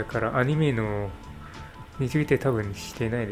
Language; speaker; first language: Japanese; non-native, learner; English